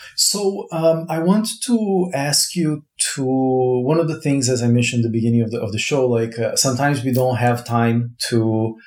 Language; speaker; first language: English; non-native, fluent; Portuguese